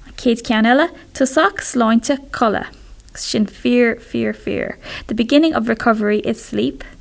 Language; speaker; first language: Irish; non-native, local second language; English